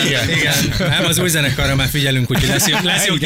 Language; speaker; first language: Hungarian; native; Hungarian